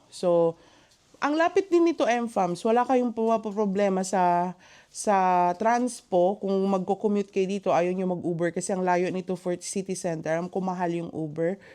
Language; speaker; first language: Filipino; native; Filipino